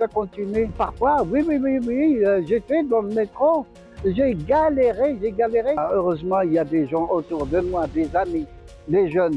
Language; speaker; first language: French; non-native, local second language; Arabic